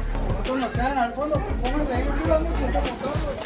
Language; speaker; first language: Spanish; native; Spanish